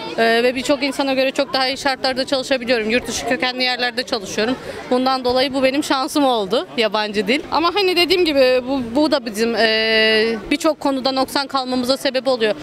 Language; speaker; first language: Turkish; early bilingual, heritage; Turkish